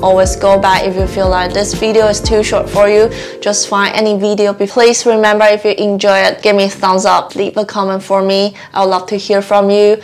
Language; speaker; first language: English; non-native, fluent; Chinese